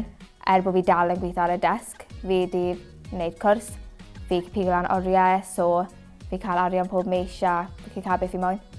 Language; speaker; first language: Welsh; native; Welsh